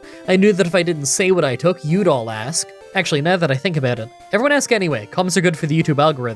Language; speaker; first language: English; native; English